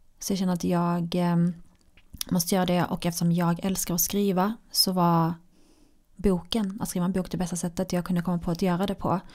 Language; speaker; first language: Swedish; early bilingual, other home language; Arabic